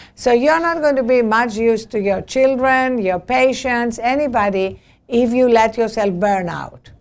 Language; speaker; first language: English; non-native, fluent; Greek